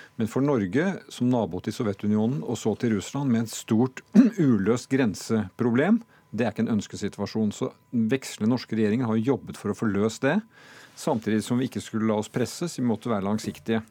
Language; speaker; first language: Norwegian; native; Norwegian